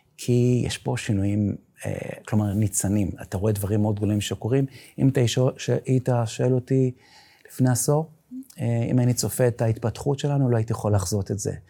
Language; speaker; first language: Hebrew; non-native, local second language; Yiddish